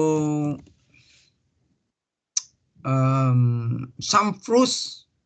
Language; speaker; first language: English; non-native, learner; Vietnamese